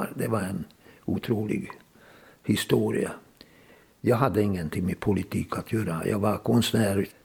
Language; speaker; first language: Swedish; non-native, fluent; Hungarian